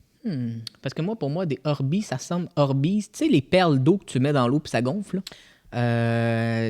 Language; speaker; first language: French; native; French